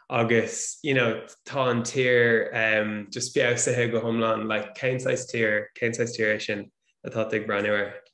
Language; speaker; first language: Irish; non-native, local second language; English